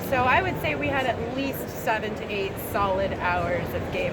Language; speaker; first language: English; native; English